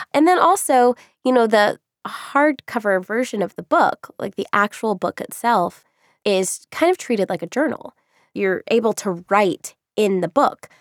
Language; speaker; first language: English; native; English